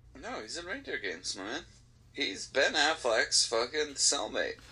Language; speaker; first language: English; native; English